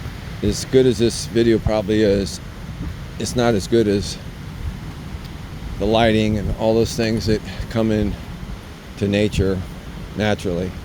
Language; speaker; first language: English; native; English